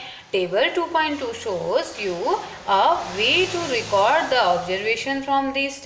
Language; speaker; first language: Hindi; native; Hindi